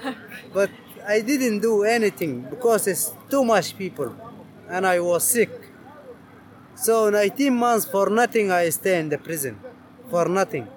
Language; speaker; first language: English; non-native, learner; Arabic